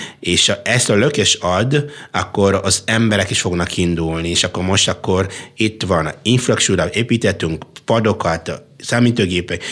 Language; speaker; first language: Hungarian; non-native, fluent; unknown